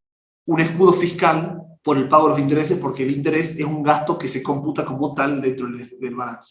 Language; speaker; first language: Spanish; native; Spanish